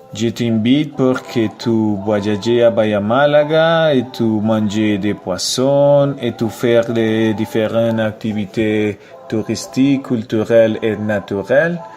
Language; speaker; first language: French; non-native, learner; Spanish